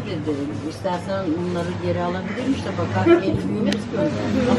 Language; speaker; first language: Turkish; native; Turkish